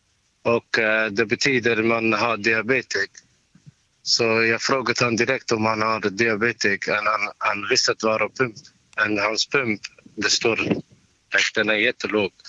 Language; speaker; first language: Swedish; non-native, learner; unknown